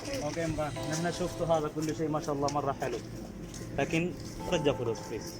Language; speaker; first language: Arabic; non-native, learner; Malayalam